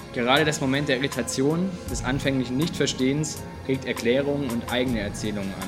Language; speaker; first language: German; native; German